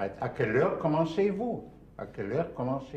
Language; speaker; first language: French; non-native, fluent; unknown